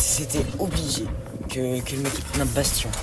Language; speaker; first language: French; native; French